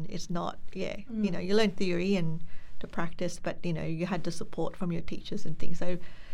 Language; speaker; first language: English; non-native, local second language; Filipino